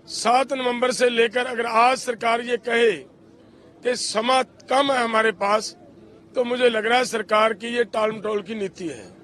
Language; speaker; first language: Hindi; non-native, local second language; Punjabi